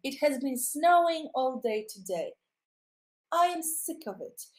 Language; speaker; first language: English; non-native, fluent; Polish